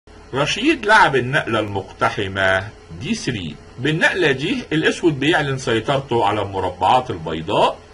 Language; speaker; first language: Arabic; native; Arabic